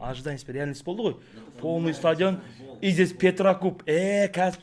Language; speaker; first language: Russian; non-native, local second language; Kazakh